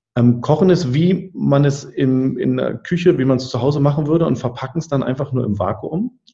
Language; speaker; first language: German; native; German